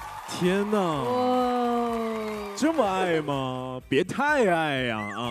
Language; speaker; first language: Chinese; native; Chinese